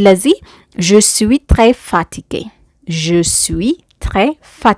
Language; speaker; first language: French; non-native, fluent; Amharic